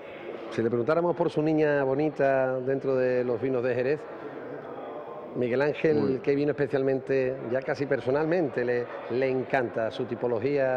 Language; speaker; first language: Spanish; native; Spanish